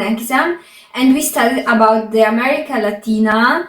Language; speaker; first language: English; non-native, fluent; Arabic